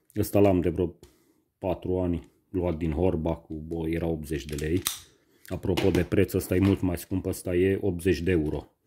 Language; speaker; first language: Romanian; non-native, local second language; Hungarian